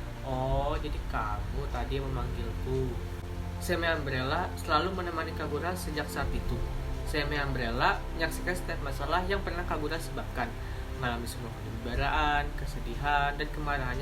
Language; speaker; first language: Indonesian; native; Indonesian